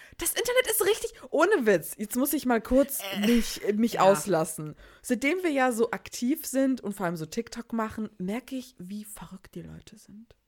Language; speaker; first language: German; early bilingual, other home language; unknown